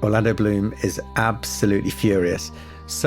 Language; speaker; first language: English; native; English